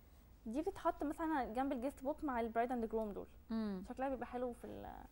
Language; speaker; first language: Arabic; native; Arabic